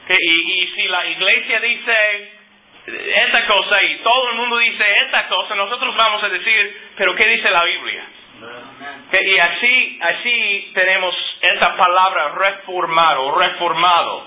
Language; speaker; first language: Spanish; non-native, fluent; English